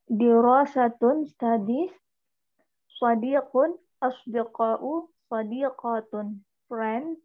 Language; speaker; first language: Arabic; non-native, learner; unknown